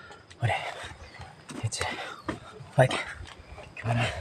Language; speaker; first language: English; non-native, local second language; Filipino